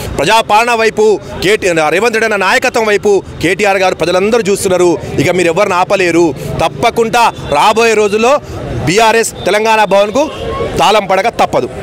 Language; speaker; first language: Telugu; non-native, local second language; Urdu